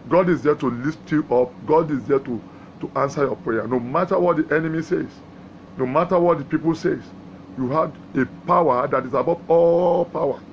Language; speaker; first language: English; non-native, local second language; Yoruba